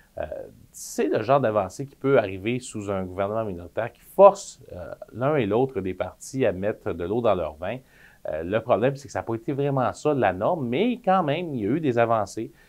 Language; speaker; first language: French; native; French